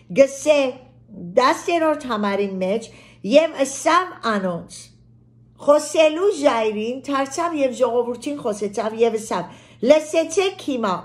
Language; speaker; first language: Armenian; early bilingual, heritage; Armenian